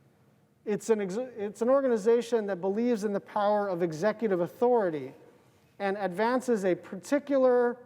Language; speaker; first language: English; native; English